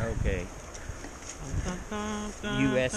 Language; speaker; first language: English; native; English